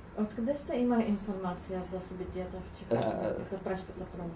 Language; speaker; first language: Bulgarian; non-native, fluent; Czech